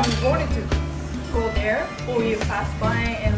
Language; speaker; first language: English; non-native, fluent; Japanese